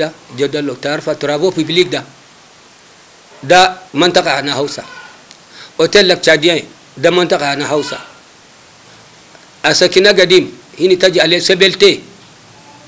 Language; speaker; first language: Arabic; non-native, local second language; Hausa